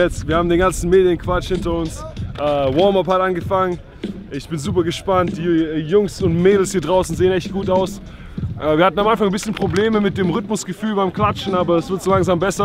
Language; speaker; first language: German; native; German